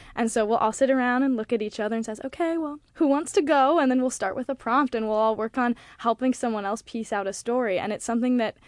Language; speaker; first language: English; native; English